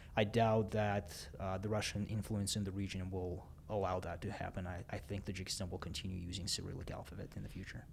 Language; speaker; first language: English; non-native, fluent; Russian